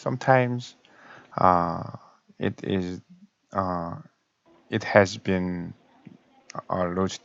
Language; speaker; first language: English; non-native, learner; Korean